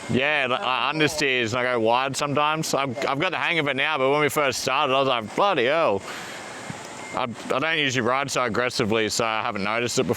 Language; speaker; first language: English; native; English